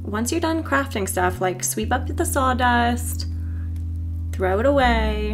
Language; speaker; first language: English; native; English